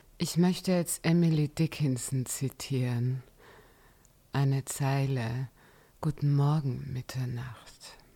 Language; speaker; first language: German; native; German